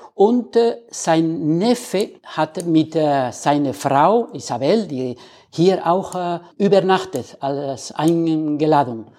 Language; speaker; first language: German; non-native, fluent; Spanish